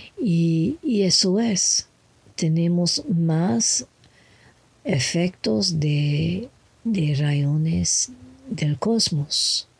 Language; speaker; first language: Spanish; non-native, learner; English